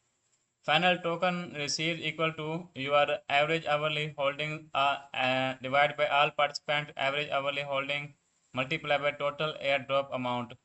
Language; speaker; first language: English; non-native, learner; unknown